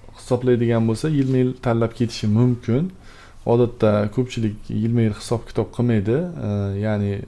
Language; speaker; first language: Uzbek; native; Uzbek